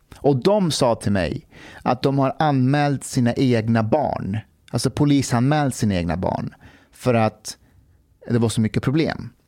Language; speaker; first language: Swedish; early bilingual, other home language; Persian